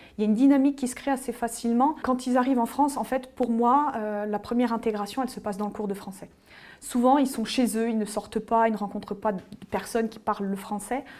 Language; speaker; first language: French; native; French